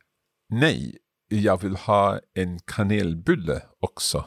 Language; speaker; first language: Swedish; non-native, learner; English